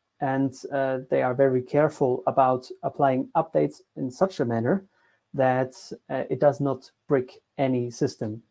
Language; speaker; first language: English; non-native, fluent; German